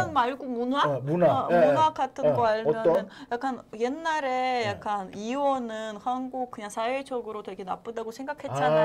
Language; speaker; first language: Korean; non-native, fluent; Russian